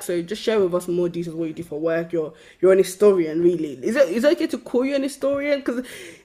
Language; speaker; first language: English; native; English